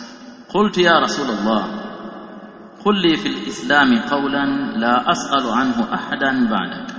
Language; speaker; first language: Arabic; non-native, fluent; Swahili